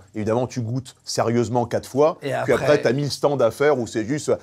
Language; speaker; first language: French; native; French